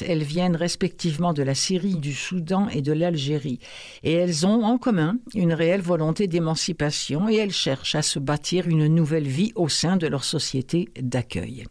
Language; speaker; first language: French; native; French